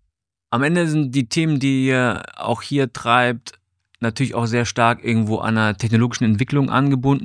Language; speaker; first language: German; native; German